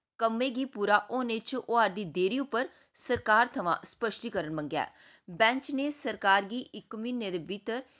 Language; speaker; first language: Punjabi; non-native, local second language; Dogri